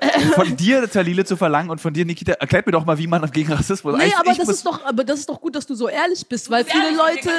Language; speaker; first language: German; early bilingual, heritage; German